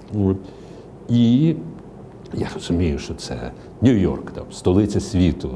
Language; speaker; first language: Ukrainian; non-native, local second language; Russian